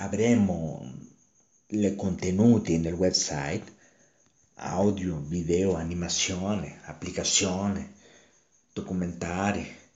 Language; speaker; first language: Italian; non-native, learner; Spanish